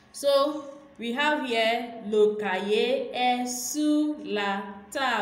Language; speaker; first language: French; non-native, fluent; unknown